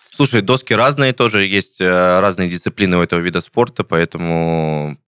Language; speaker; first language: Russian; native; Russian